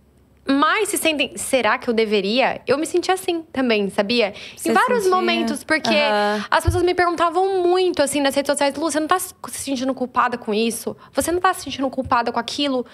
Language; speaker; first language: Portuguese; native; Portuguese